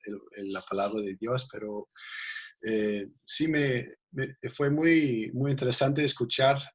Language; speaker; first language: Spanish; non-native, fluent; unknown